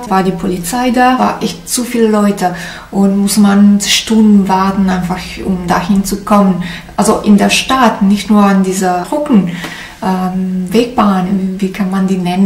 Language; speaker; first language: German; non-native, learner; Italian